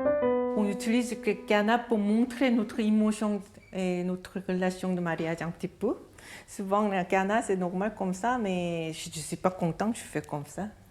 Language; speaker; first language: French; non-native, learner; Korean